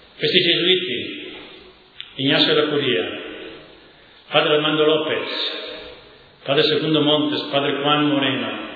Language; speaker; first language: Italian; native; Italian